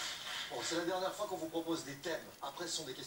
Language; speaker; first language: French; native; French